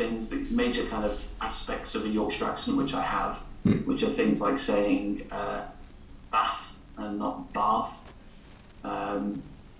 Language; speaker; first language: English; native; English